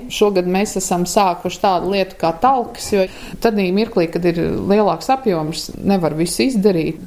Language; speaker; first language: Latvian; native; Latvian